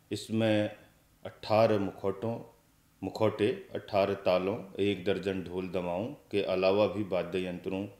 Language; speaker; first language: Hindi; native; Hindi